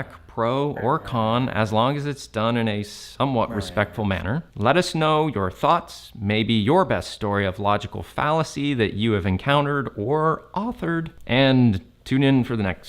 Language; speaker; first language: English; native; English